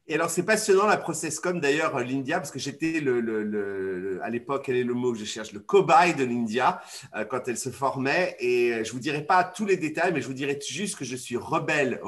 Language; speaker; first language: French; native; French